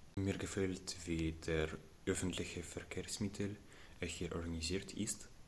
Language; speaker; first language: German; non-native, learner; Ukrainian